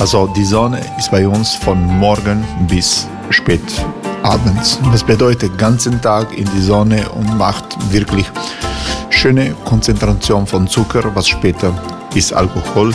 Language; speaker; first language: German; non-native, fluent; Croatian